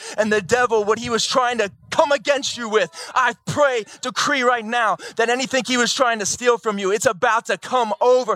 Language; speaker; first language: English; native; English